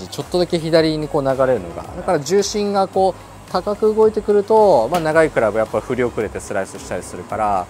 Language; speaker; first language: Japanese; native; Japanese